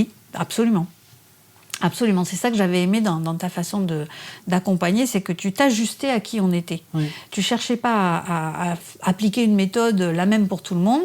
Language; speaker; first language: French; native; French